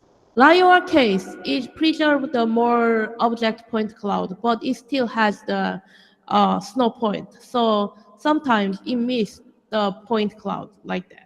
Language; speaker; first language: English; non-native, learner; Korean